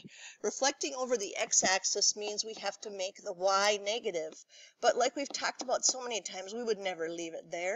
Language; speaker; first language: English; native; English